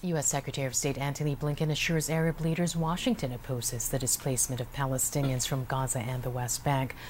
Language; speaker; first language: English; non-native, local second language; Filipino